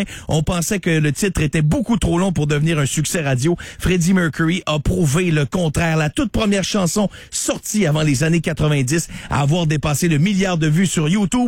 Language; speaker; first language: French; native; French